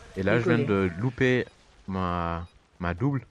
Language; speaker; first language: French; non-native, fluent; German